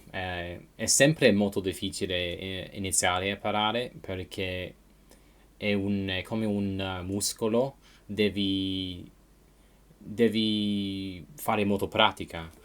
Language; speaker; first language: Italian; non-native, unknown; English